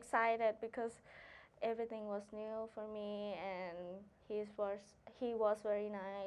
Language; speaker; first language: English; non-native, learner; Thai